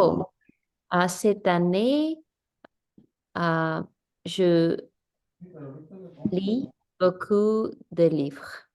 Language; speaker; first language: French; non-native, learner; Spanish